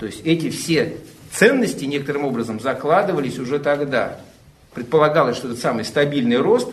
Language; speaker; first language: Russian; native; Russian